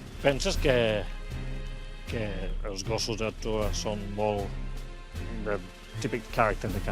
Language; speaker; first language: Catalan; non-native, learner; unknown